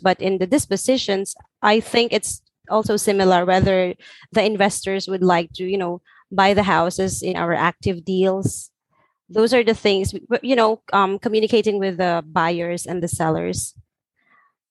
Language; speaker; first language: English; non-native, local second language; Filipino